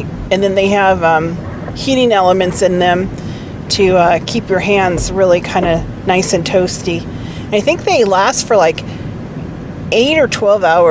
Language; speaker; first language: English; native; English